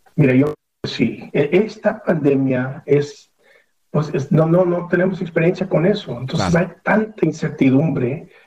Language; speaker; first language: Spanish; early bilingual, heritage; Spanish